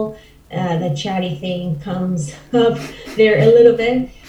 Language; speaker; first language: English; non-native, fluent; Spanish